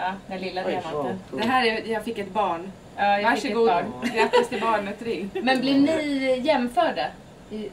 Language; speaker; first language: Swedish; native; Swedish